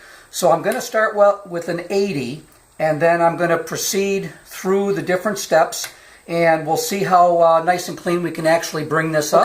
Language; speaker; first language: English; native; English